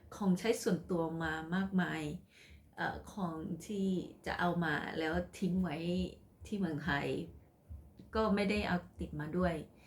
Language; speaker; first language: Thai; non-native, local second language; Khmer